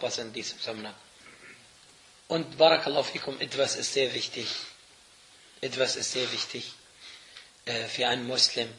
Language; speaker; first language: German; non-native, fluent; Arabic